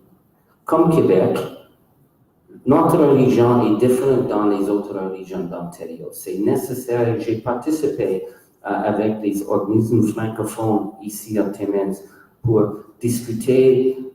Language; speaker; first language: French; non-native, local second language; English